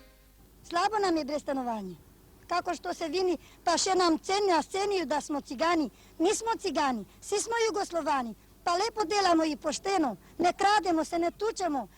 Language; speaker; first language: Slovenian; non-native, learner; Croatian